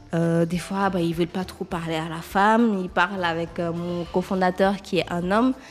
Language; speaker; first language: French; non-native, local second language; Wolof